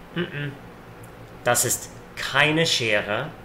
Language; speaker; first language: German; non-native, fluent; English